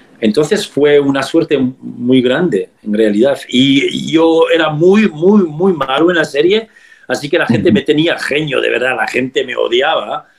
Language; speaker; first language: Spanish; early bilingual, heritage; Spanish